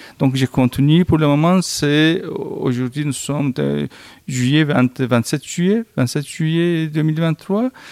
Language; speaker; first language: French; non-native, fluent; Turkish